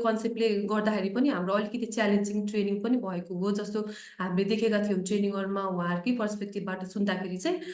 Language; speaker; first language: Nepali; native; Nepali